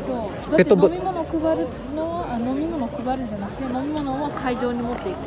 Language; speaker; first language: Japanese; non-native, learner; Filipino